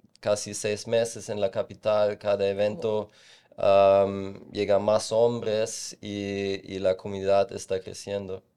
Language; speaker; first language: Spanish; non-native, fluent; German